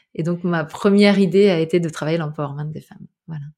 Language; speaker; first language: French; native; French